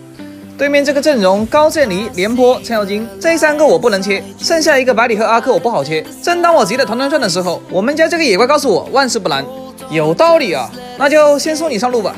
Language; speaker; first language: Chinese; native; Chinese